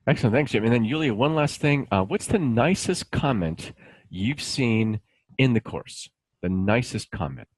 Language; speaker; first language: English; native; English